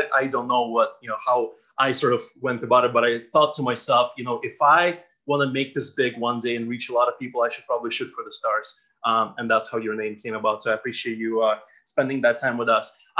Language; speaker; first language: English; non-native, fluent; Ukrainian